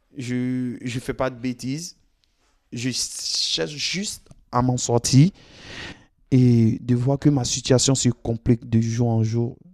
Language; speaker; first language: French; non-native, local second language; Dyula